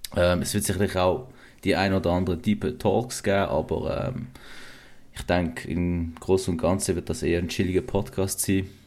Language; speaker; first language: German; early bilingual, other home language; Kurdish